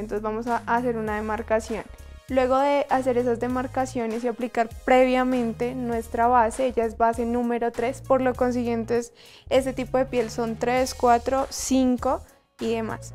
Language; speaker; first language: Spanish; native; Spanish